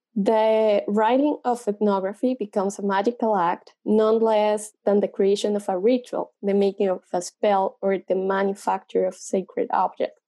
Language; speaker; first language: English; non-native, fluent; Spanish